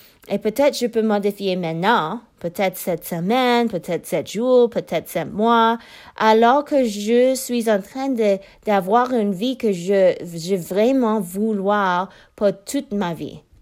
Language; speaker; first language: French; non-native, learner; English